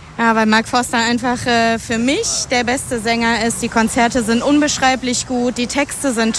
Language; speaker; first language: German; native; German